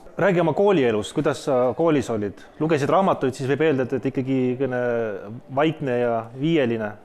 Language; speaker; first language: Estonian; native; Estonian